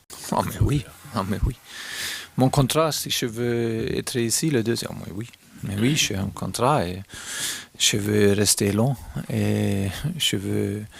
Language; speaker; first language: French; non-native, fluent; German